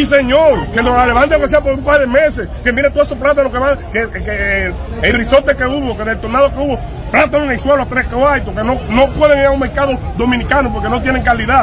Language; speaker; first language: Spanish; native; Spanish